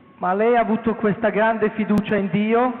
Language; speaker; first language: Italian; non-native, fluent; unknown